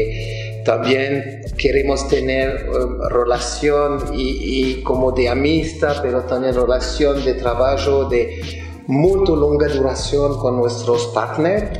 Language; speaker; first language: Spanish; non-native, fluent; French